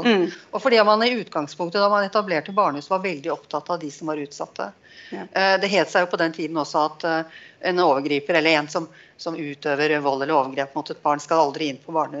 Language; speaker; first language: Norwegian; native; Norwegian